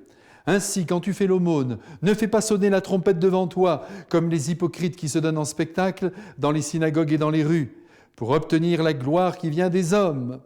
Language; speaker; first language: French; native; French